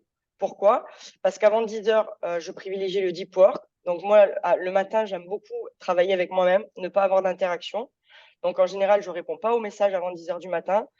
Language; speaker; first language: French; native; French